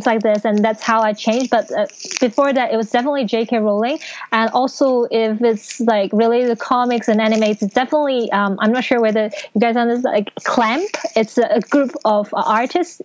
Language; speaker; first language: English; non-native, local second language; Cantonese